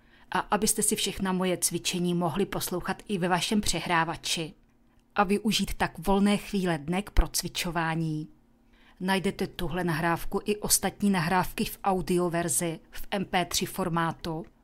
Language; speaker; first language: Czech; native; Czech